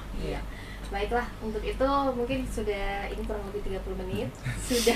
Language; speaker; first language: Indonesian; native; Indonesian